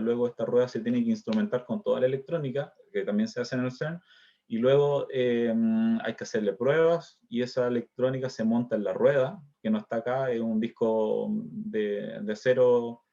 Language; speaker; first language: Spanish; native; Spanish